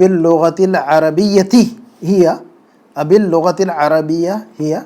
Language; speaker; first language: Arabic; non-native, fluent; Urdu